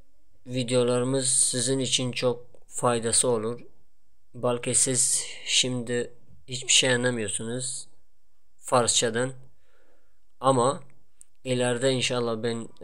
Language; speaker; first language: Turkish; non-native, fluent; Tajik